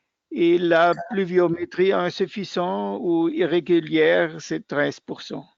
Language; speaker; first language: French; non-native, fluent; German